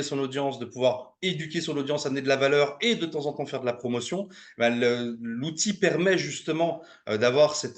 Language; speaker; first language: French; native; French